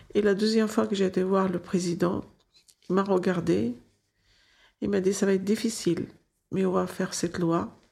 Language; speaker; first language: French; non-native, local second language; Arabic